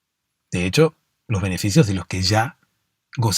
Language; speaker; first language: Spanish; native; Spanish